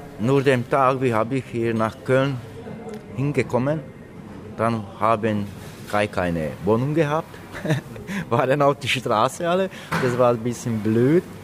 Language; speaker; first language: German; non-native, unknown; Slovak